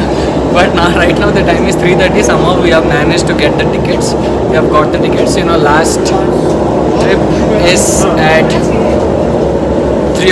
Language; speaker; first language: English; non-native, local second language; Telugu